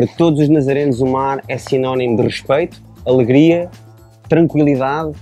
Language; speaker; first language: Portuguese; native; Portuguese